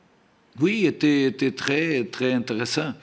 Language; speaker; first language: French; non-native, learner; Portuguese